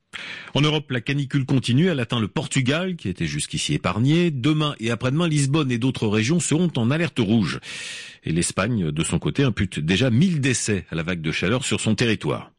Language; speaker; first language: French; native; French